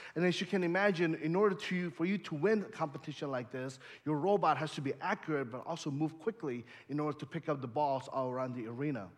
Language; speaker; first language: English; early bilingual, other home language; Indonesian